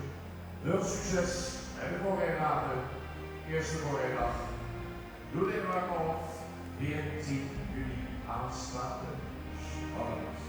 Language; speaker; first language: Dutch; native; Dutch